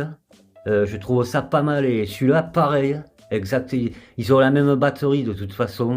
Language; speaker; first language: French; native; French